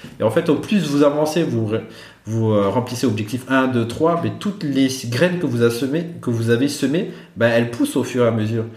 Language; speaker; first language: French; non-native, local second language; Malagasy